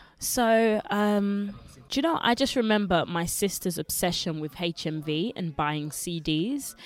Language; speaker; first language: English; early bilingual, other home language; Lingala